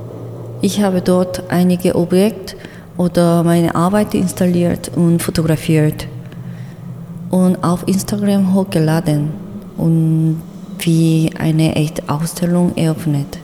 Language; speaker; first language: German; non-native, fluent; Korean